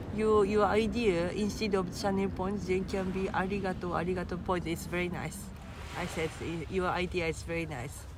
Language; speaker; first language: English; non-native, fluent; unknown